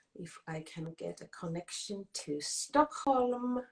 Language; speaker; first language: English; non-native, fluent; Finnish